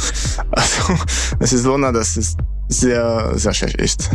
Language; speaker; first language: German; non-native, fluent; French